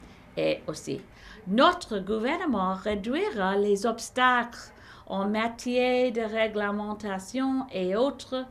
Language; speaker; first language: French; non-native, learner; English